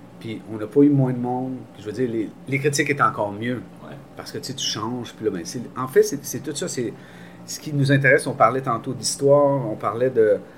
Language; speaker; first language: French; native; French